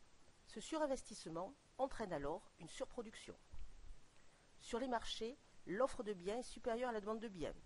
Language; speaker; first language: French; native; French